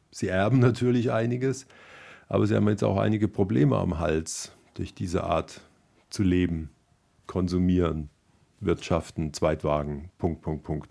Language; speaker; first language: German; native; German